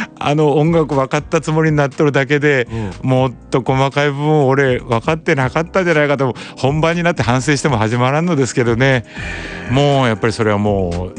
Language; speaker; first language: Japanese; native; Japanese